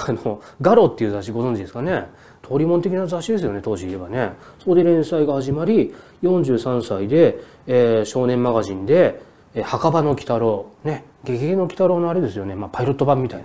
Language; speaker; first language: Japanese; native; Japanese